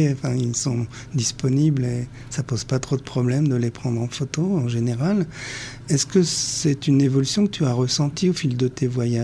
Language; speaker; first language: French; native; French